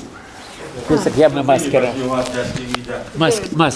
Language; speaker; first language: Italian; non-native, learner; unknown